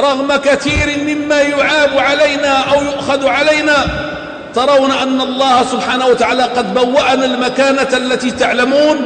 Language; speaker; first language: Arabic; native; Arabic